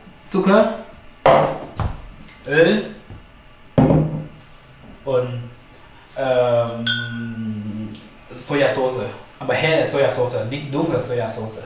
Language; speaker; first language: German; non-native, learner; Thai